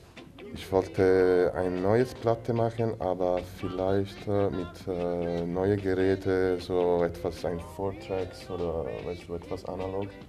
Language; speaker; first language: German; non-native, learner; Italian